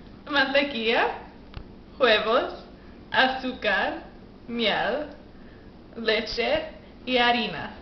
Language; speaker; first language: Spanish; non-native, learner; English